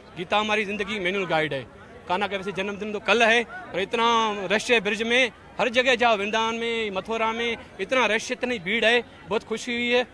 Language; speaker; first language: Urdu; non-native, local second language; Sindhi